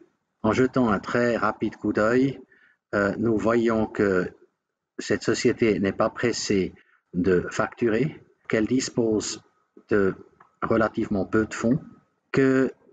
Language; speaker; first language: French; native; French